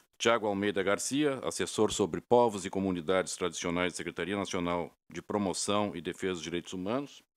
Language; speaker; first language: Portuguese; native; Portuguese